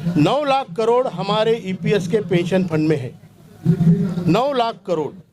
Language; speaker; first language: Hindi; non-native, local second language; Marathi